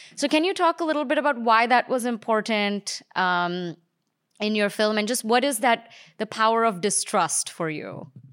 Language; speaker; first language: English; native; English